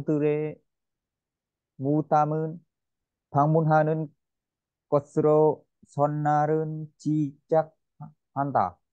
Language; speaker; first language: Korean; non-native, learner; Vietnamese